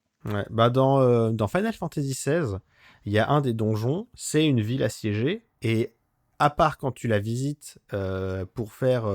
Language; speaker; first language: French; native; French